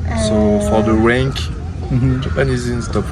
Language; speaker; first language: English; non-native, learner; French